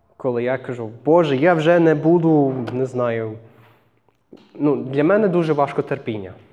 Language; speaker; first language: Ukrainian; non-native, fluent; English